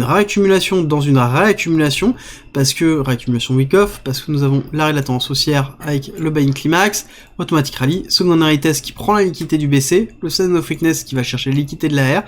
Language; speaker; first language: French; native; French